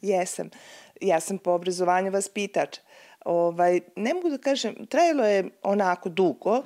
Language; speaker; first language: Serbian; native; Serbian